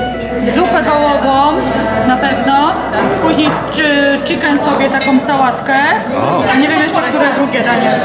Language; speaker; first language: Polish; native; Polish